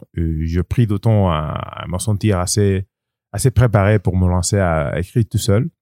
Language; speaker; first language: French; non-native, learner; Spanish